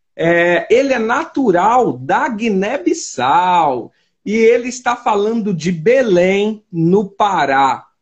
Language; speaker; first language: Portuguese; native; Portuguese